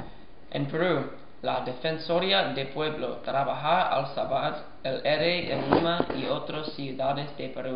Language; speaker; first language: Spanish; non-native, learner; English